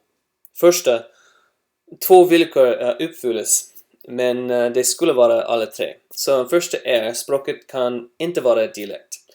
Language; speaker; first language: Swedish; non-native, learner; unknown